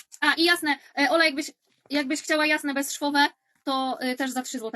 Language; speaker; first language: Polish; native; Polish